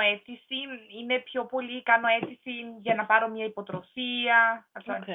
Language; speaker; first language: Greek; non-native, learner; German